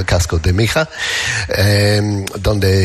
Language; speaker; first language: Spanish; non-native, learner; English